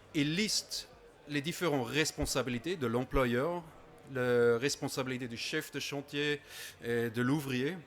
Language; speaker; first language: French; non-native, fluent; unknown